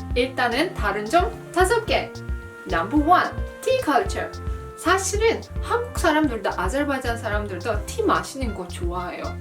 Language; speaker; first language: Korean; non-native, fluent; Azerbaijani